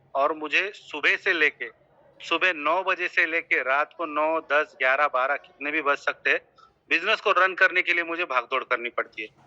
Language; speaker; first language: Hindi; non-native, local second language; Marathi